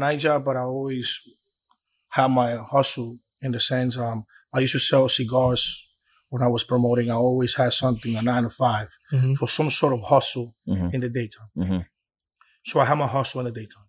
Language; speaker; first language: English; early bilingual, other home language; Spanish